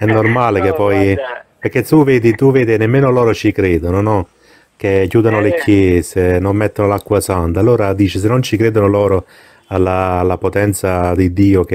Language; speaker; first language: Italian; native; Italian